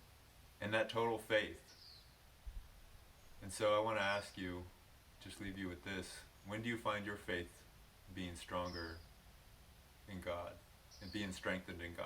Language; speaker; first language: English; native; English